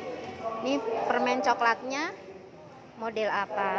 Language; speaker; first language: Indonesian; native; Indonesian